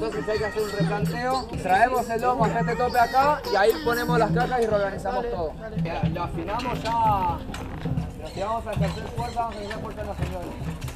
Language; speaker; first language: Spanish; native; Spanish